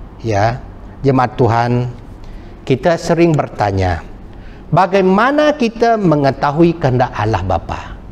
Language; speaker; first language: Malay; non-native, local second language; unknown